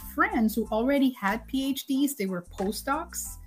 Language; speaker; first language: English; non-native, fluent; Dutch